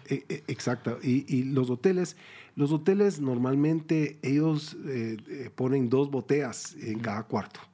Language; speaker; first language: Spanish; early bilingual, heritage; Spanish